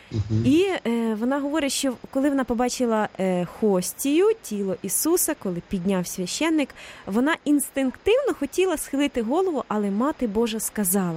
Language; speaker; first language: Ukrainian; native; Ukrainian